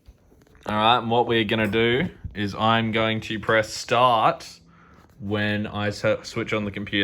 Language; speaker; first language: English; native; English